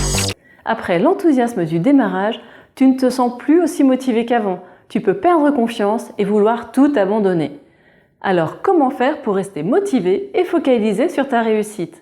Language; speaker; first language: French; native; French